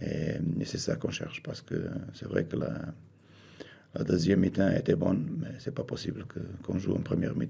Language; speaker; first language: French; non-native, fluent; Portuguese